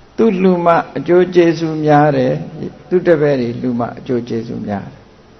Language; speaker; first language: Burmese; native; Burmese